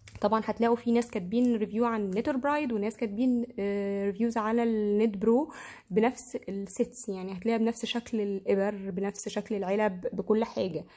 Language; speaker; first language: Arabic; native; Arabic